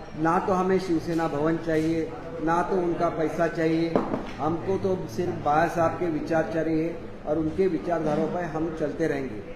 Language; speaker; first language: Hindi; non-native, local second language; Marathi